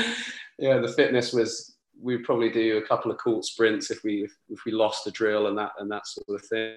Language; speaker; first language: English; native; English